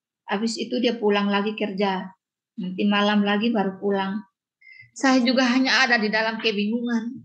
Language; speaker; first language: Indonesian; non-native, local second language; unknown